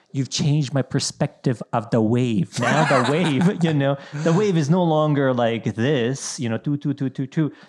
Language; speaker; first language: English; early bilingual, other home language; Bosnian